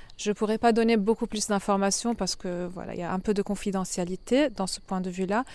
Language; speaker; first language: French; non-native, fluent; Arabic